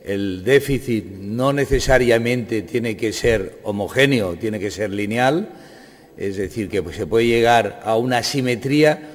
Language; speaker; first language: Spanish; non-native, local second language; Catalan